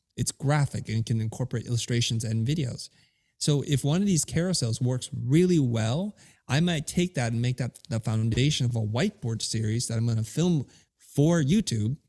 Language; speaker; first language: English; early bilingual, other home language; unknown